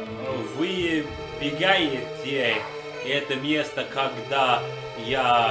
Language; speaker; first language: Russian; non-native, learner; English